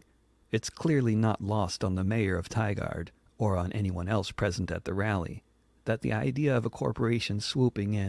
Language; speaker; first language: English; native; English